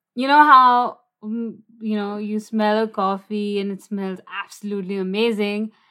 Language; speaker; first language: English; non-native, local second language; Hindi